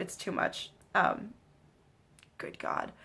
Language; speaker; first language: English; native; English